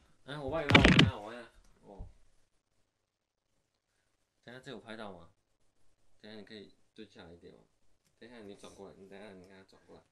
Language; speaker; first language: Chinese; native; Chinese